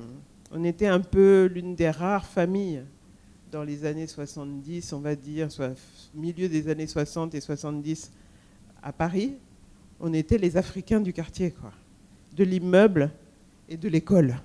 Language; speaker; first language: French; early bilingual, other home language; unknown